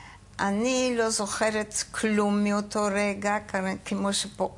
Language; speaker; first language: Hebrew; non-native, fluent; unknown